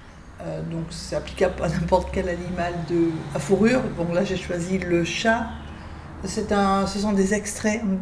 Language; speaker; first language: French; native; French